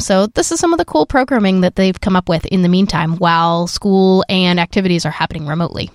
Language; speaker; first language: English; native; English